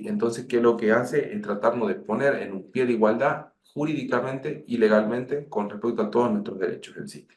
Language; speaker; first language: Spanish; native; Spanish